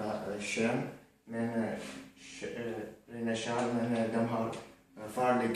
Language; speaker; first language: Swedish; non-native, learner; Arabic